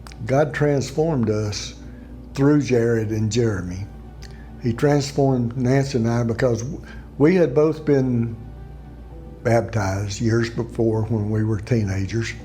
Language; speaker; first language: English; native; English